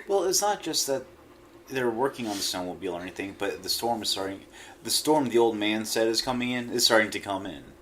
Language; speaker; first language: English; native; English